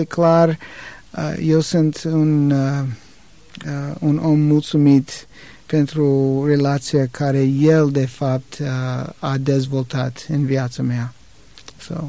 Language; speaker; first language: Romanian; non-native, learner; English